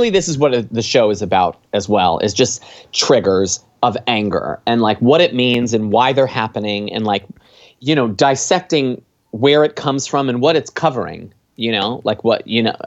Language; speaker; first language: English; native; English